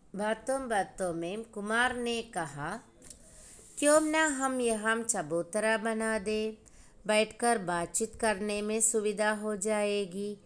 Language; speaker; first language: Hindi; non-native, local second language; Malayalam